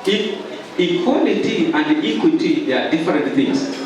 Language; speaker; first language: English; non-native, local second language; Swahili